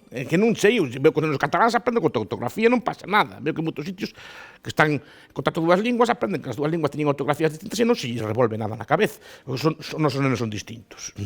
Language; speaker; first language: Galician; native; Galician